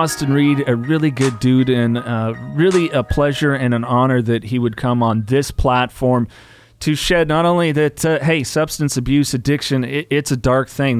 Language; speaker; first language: English; native; English